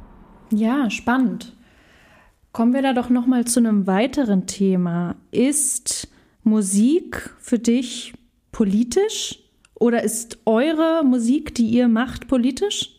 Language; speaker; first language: German; native; German